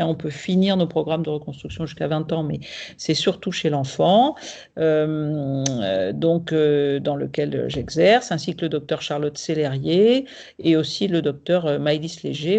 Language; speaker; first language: French; native; French